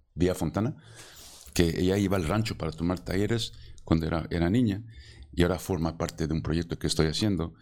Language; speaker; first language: Spanish; early bilingual, heritage; Spanish